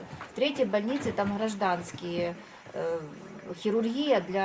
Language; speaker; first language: Russian; native; Russian